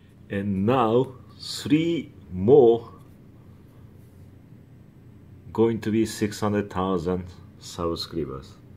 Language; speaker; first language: English; non-native, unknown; Japanese